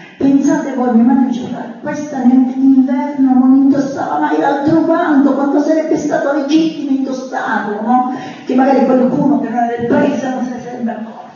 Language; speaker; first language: Italian; native; Italian